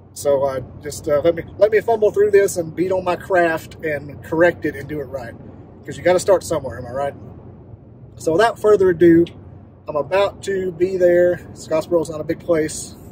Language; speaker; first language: English; native; English